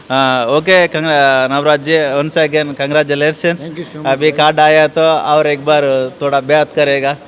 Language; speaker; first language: Hindi; non-native, local second language; Telugu